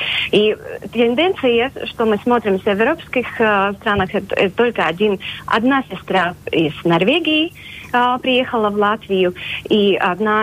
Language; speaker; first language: Russian; non-native, local second language; Latvian